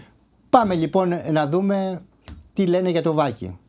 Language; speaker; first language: Greek; native; Greek